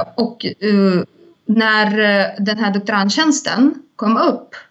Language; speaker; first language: Swedish; non-native, fluent; Russian